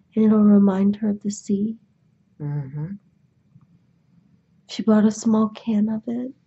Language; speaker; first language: English; native; English